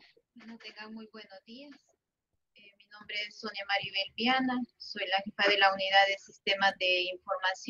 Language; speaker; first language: Spanish; native; Spanish